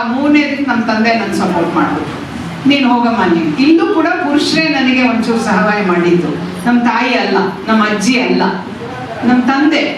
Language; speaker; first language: Kannada; non-native, local second language; Tamil